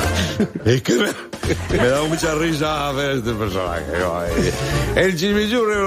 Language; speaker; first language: Spanish; native; Spanish